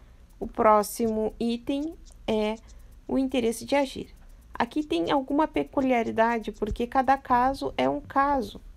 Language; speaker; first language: Portuguese; native; Portuguese